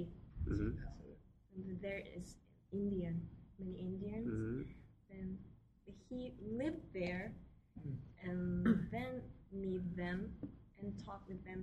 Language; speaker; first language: English; non-native, learner; Japanese